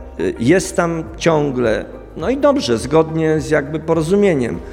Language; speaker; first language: Polish; native; Polish